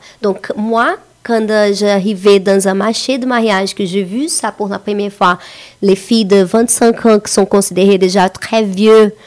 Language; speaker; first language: French; non-native, fluent; Portuguese